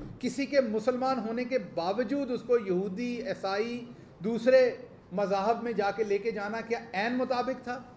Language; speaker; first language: Urdu; non-native, local second language; Punjabi